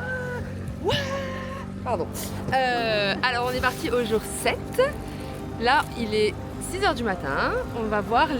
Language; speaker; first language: French; native; French